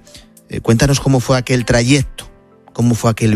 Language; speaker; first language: Spanish; native; Spanish